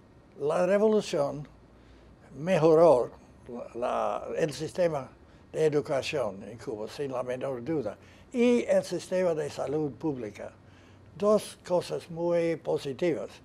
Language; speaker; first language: Spanish; non-native, fluent; English